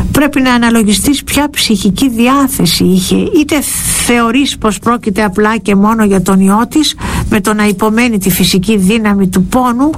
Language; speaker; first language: Greek; native; Greek